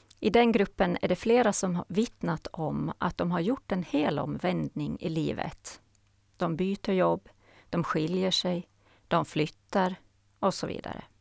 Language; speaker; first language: Swedish; native; Swedish